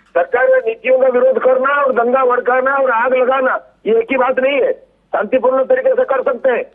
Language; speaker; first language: Hindi; native; Hindi